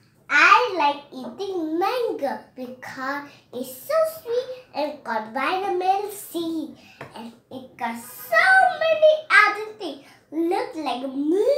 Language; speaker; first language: English; non-native, learner; Vietnamese